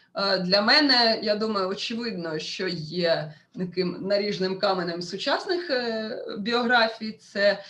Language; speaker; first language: Ukrainian; non-native, local second language; Russian